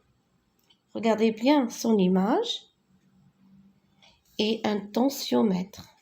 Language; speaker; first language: French; non-native, local second language; Arabic